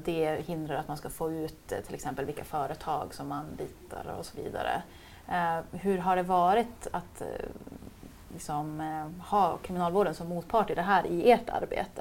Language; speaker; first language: Swedish; native; Swedish